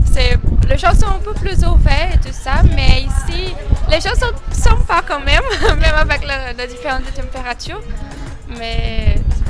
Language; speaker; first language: French; non-native, fluent; Portuguese